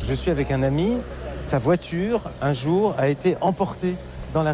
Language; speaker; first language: French; native; French